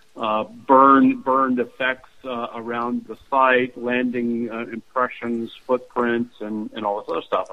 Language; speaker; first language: English; native; English